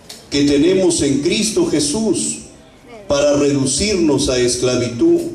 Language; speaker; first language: Spanish; native; Spanish